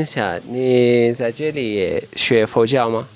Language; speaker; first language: Chinese; non-native, learner; Turkish